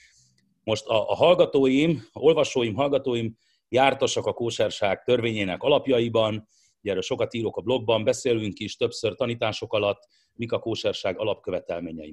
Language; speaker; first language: Hungarian; native; Hungarian